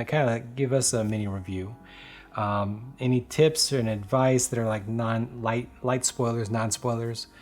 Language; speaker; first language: English; native; English